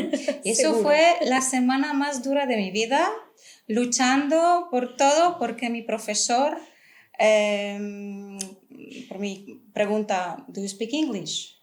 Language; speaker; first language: Spanish; non-native, fluent; Polish